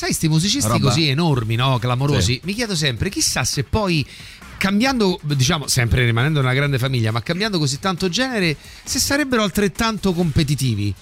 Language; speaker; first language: Italian; native; Italian